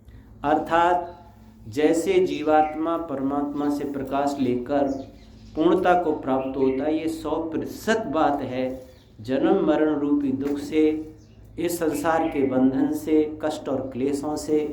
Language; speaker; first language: Hindi; native; Hindi